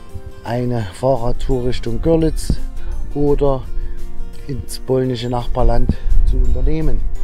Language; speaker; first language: German; native; German